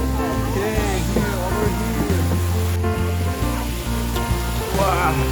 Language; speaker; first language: English; non-native, learner; Thai